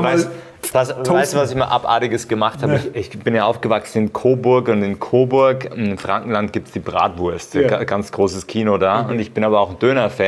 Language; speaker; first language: German; native; German